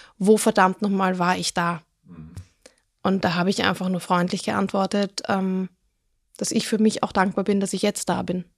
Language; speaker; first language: German; native; German